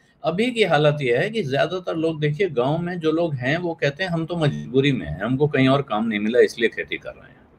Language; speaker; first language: Hindi; native; Hindi